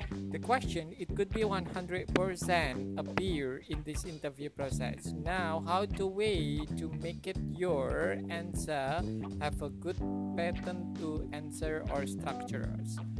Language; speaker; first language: English; non-native, learner; Indonesian